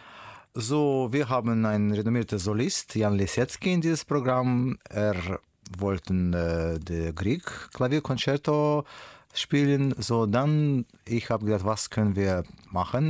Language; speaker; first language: German; non-native, learner; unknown